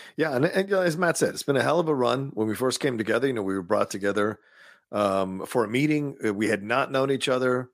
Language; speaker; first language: English; early bilingual, other home language; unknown